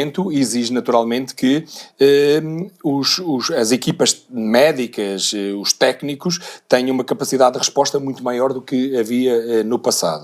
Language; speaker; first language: Portuguese; native; Portuguese